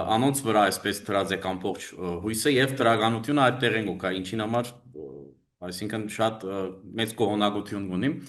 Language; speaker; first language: Armenian; early bilingual, heritage; Armenian